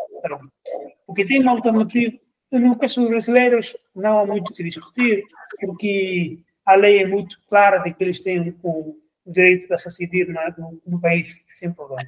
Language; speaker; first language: Portuguese; non-native, fluent; Spanish